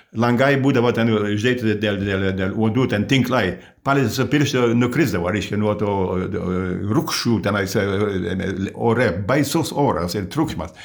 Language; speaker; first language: Lithuanian; early bilingual, heritage; Lithuanian